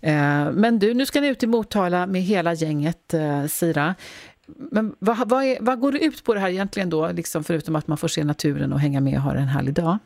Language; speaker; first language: Swedish; native; Swedish